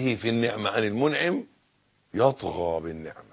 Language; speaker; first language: Arabic; native; Arabic